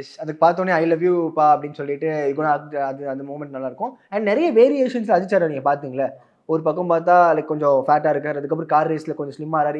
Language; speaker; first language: Tamil; native; Tamil